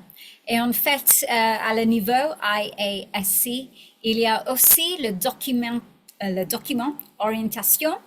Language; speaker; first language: French; non-native, learner; English